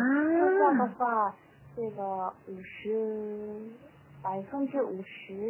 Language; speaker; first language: Chinese; non-native, learner; Korean